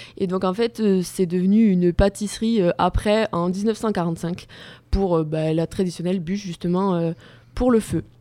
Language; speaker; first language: French; native; French